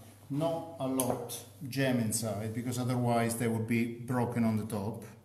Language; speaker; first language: English; non-native, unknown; Italian